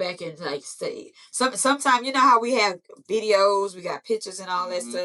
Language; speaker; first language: English; native; English